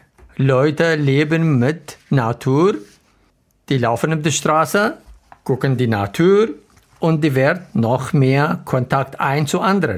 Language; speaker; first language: German; non-native, learner; Arabic